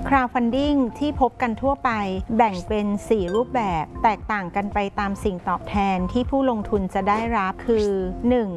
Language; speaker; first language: Thai; native; Thai